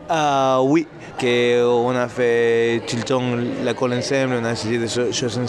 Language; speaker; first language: French; non-native, learner; Spanish